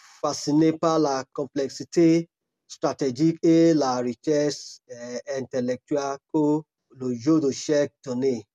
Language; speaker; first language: French; non-native, learner; Yoruba